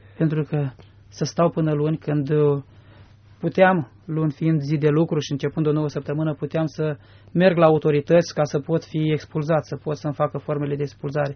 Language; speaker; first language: Romanian; native; Romanian